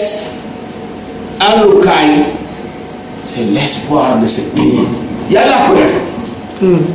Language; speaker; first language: French; non-native, local second language; Wolof